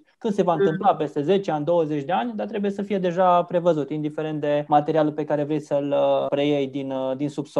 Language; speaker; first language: Romanian; native; Romanian